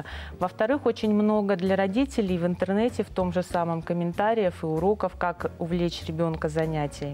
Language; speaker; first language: Russian; native; Russian